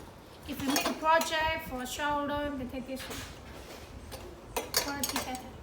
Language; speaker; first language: English; non-native, learner; Chinese